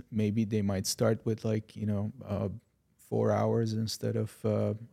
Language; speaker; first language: English; non-native, fluent; Arabic